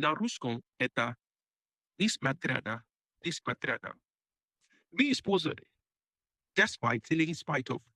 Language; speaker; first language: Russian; non-native, learner; English